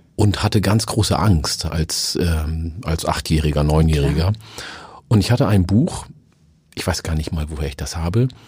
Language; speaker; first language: German; early bilingual, other home language; Oromo